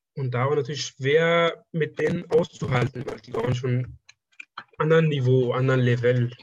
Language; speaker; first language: German; non-native, fluent; Persian